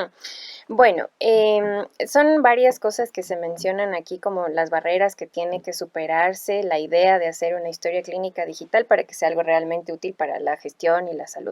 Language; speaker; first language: Spanish; native; Spanish